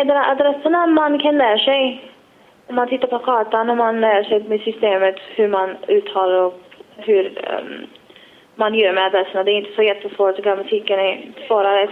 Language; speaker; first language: Swedish; non-native, fluent; Wolof